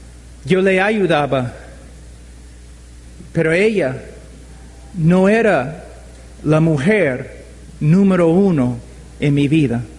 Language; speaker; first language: Spanish; non-native, fluent; English